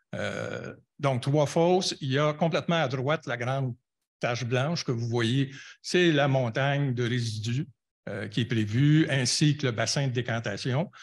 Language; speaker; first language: French; native; French